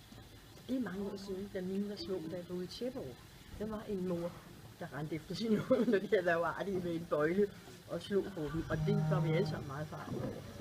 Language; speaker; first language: Danish; native; Danish